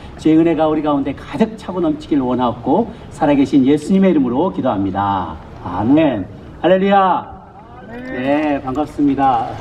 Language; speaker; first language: Korean; native; Korean